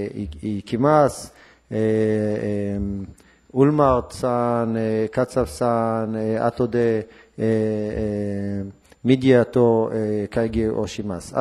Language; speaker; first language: Japanese; non-native, learner; Hebrew